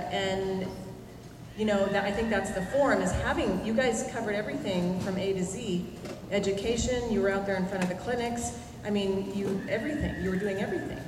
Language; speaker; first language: English; native; English